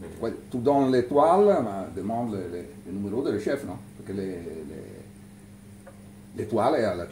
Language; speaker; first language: French; non-native, learner; Italian